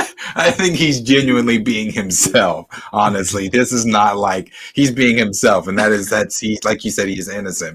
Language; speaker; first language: English; native; English